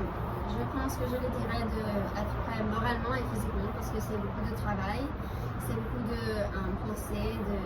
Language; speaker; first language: French; non-native, learner; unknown